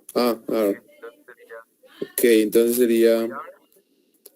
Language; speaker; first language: English; non-native, learner; Spanish